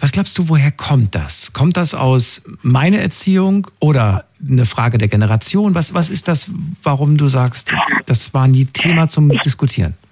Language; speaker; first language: German; native; German